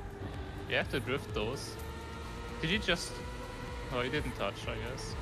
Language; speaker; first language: English; non-native, fluent; German